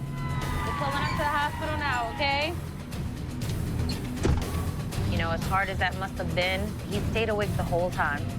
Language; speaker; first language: English; native; English